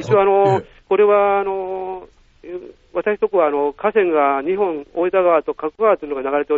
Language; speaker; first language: Japanese; native; Japanese